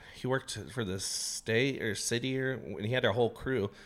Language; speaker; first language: English; native; English